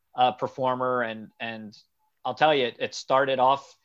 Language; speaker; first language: English; native; English